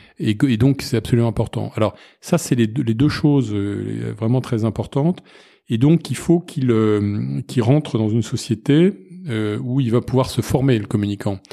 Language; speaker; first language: French; native; French